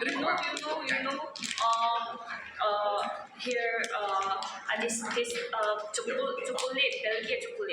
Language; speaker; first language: English; non-native, learner; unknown